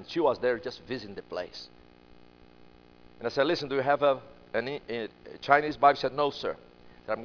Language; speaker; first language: English; non-native, fluent; Portuguese